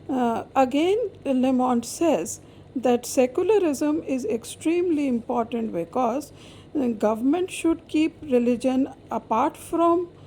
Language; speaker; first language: English; non-native, local second language; Hindi